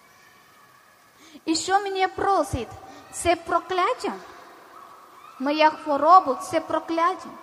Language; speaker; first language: Ukrainian; non-native, learner; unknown